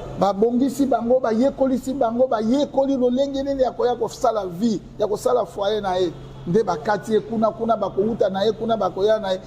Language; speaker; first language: Lingala; non-native, local second language; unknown